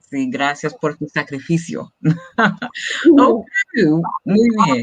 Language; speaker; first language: Spanish; non-native, learner; English